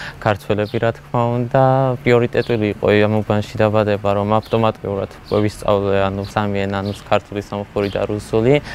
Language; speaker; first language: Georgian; non-native, local second language; Armenian